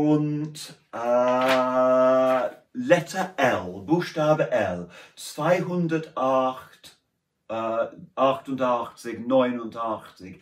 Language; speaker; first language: German; non-native, fluent; English